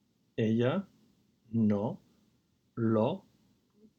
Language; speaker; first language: Spanish; non-native, fluent; English